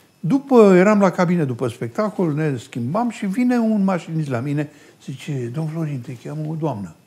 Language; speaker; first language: Romanian; native; Romanian